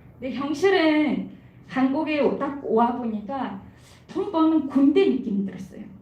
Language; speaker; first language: Korean; non-native, fluent; Mongolian